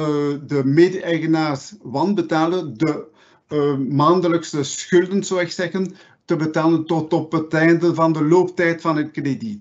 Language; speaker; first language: Dutch; non-native, local second language; French